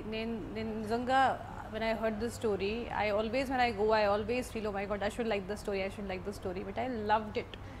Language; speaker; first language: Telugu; non-native, local second language; Hindi